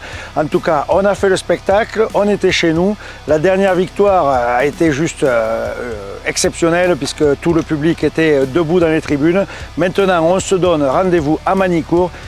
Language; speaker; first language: French; native; French